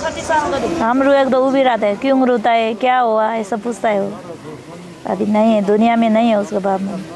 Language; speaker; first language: Hindi; non-native, local second language; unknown